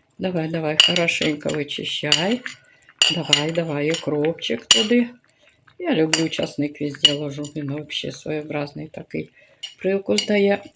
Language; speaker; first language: Ukrainian; native; Ukrainian